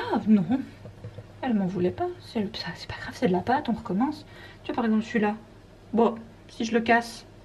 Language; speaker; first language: French; native; French